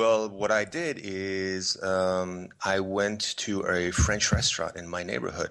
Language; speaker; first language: English; native; English